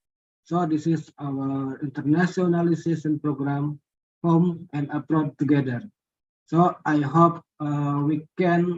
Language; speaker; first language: English; non-native, learner; Indonesian